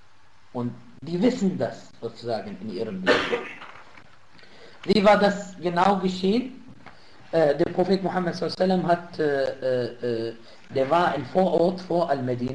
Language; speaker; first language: German; non-native, fluent; Arabic